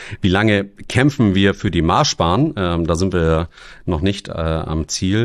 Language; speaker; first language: German; native; German